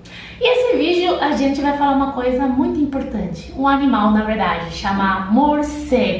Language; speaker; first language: Portuguese; non-native, fluent; Chinese